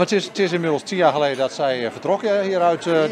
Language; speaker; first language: Dutch; native; Dutch